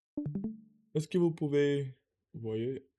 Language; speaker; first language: French; non-native, learner; Russian